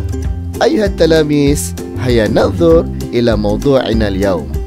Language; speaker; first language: Arabic; non-native, fluent; Malay